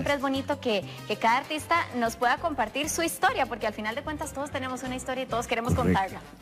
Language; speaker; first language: Spanish; native; Spanish